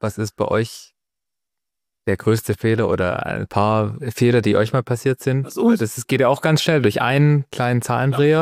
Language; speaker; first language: German; native; German